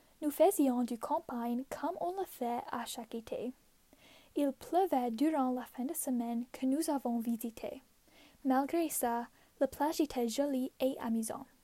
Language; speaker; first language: French; non-native, local second language; English